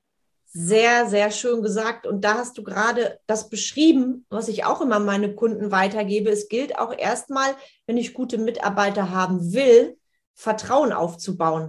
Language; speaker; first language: German; native; German